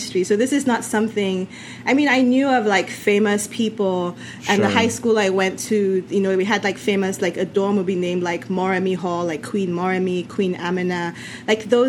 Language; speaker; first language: English; non-native, local second language; Yoruba